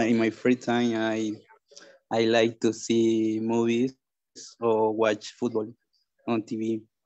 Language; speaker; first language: English; non-native, learner; Spanish